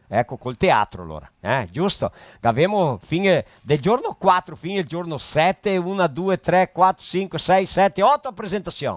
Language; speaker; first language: Italian; early bilingual, heritage; Italian